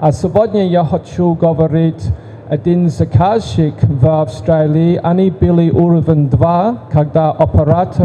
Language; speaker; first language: Russian; non-native, learner; English